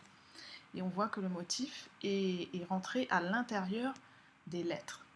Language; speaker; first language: French; native; French